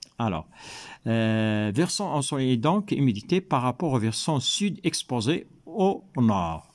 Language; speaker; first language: French; non-native, local second language; Arabic